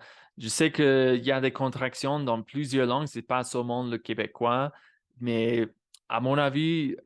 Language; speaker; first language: French; non-native, fluent; English